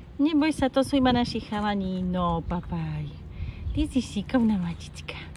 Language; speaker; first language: Slovak; native; Slovak